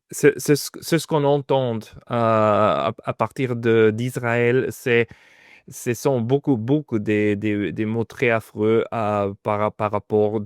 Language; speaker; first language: French; non-native, fluent; German